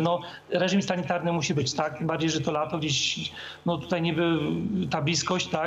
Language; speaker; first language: Polish; native; Polish